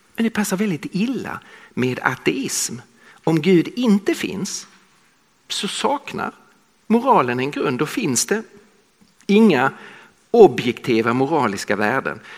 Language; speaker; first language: Swedish; native; Swedish